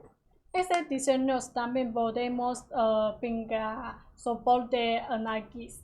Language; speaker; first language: Spanish; non-native, learner; Chinese